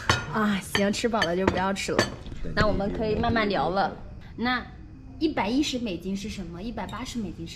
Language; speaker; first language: Chinese; native; Chinese